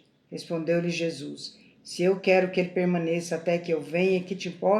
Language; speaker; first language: Portuguese; native; Portuguese